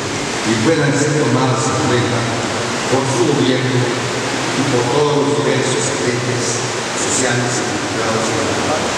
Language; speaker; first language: Spanish; native; Spanish